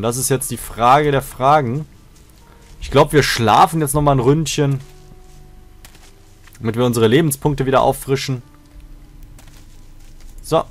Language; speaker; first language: German; native; German